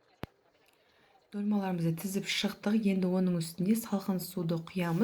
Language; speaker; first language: Kazakh; native; Kazakh